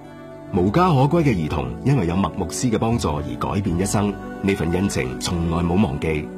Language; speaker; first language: Cantonese; native; Cantonese